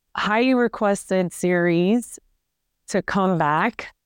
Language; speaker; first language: English; early bilingual, other home language; Spanish